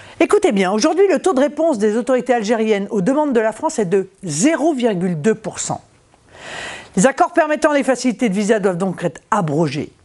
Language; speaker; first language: French; native; French